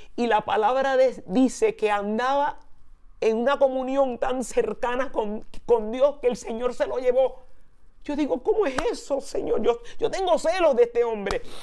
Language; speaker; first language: Spanish; early bilingual, heritage; Spanish